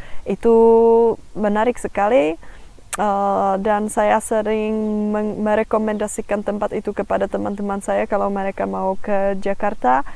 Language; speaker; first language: Indonesian; non-native, fluent; Czech